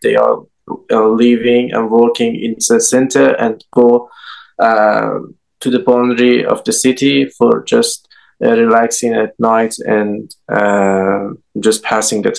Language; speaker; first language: English; non-native, learner; Persian